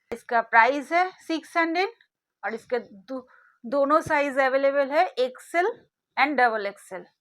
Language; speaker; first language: Hindi; non-native, local second language; Bangla